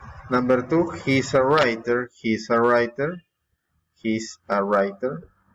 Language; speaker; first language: English; non-native, fluent; Spanish